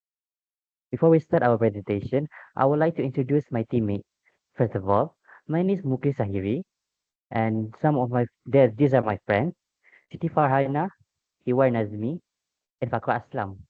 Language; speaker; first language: English; non-native, local second language; Malay